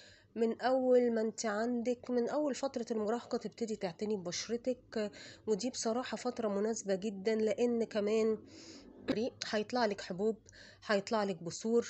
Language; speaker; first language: Arabic; native; Arabic